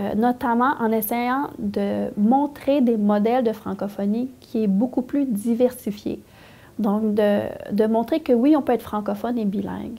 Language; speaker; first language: French; native; French